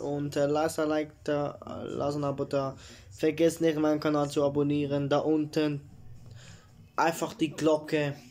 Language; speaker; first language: German; early bilingual, other home language; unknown